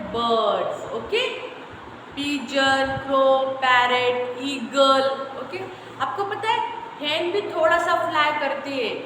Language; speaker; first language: Hindi; non-native, local second language; Marathi